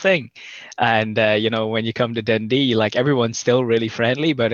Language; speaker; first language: English; native; English